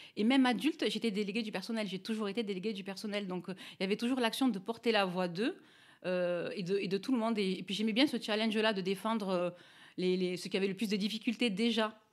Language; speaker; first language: French; native; French